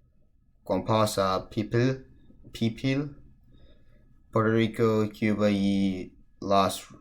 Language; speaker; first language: Spanish; non-native, learner; English